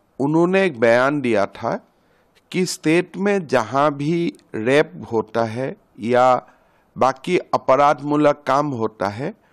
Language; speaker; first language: Hindi; non-native, local second language; Assamese